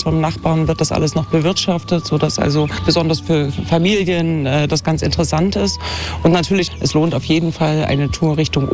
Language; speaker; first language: German; native; German